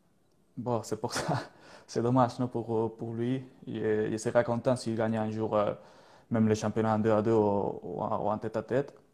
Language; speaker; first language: French; non-native, learner; Spanish